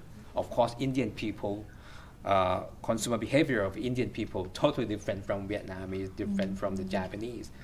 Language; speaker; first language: English; non-native, fluent; Thai